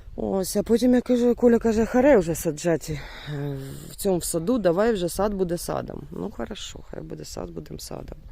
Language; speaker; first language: Ukrainian; non-native, local second language; Russian